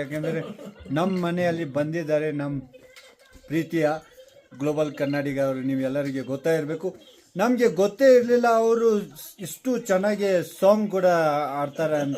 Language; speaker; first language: Kannada; non-native, fluent; Ladakhi